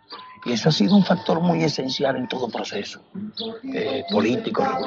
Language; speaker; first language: Spanish; native; Spanish